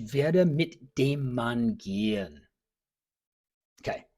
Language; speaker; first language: German; early bilingual, heritage; English